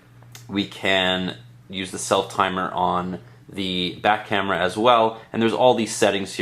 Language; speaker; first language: English; native; English